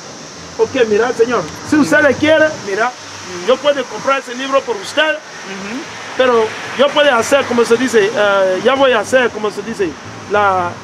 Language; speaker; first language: Spanish; non-native, learner; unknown